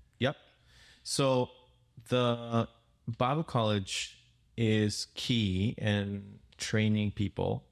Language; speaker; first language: English; non-native, fluent; Spanish